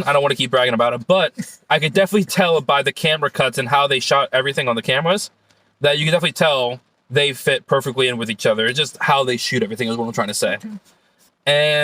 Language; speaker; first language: English; native; English